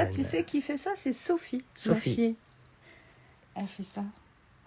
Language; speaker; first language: French; native; French